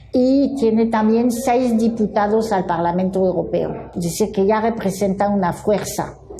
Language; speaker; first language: Spanish; non-native, fluent; French